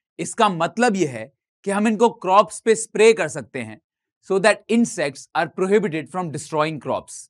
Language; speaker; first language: Urdu; native; Urdu